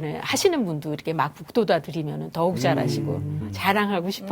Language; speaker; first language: Korean; native; Korean